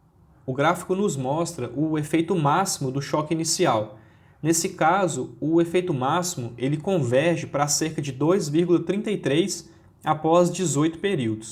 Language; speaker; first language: Portuguese; native; Portuguese